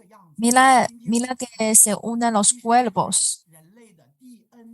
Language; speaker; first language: Spanish; non-native, fluent; Chinese